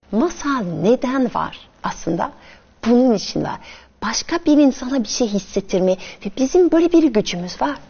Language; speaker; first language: Turkish; non-native, fluent; French